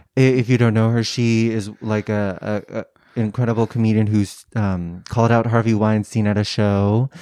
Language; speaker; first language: English; native; English